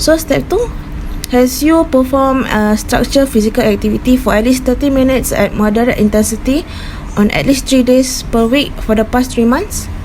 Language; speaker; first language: English; non-native, local second language; Malay